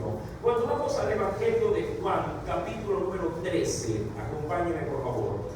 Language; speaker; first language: Spanish; native; Spanish